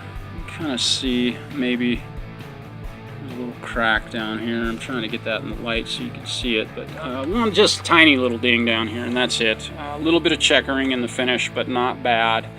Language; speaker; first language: English; native; English